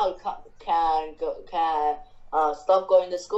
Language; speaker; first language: English; non-native, fluent; Chinese